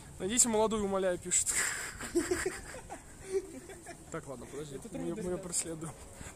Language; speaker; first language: Russian; native; Russian